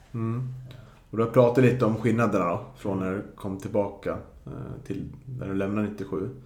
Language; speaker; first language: Swedish; native; Swedish